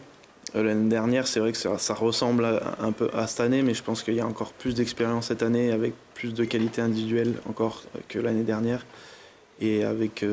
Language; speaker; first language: French; native; French